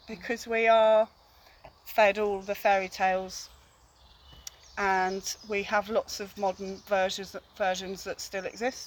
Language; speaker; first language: English; native; English